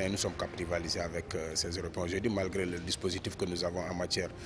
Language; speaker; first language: French; non-native, local second language; Wolof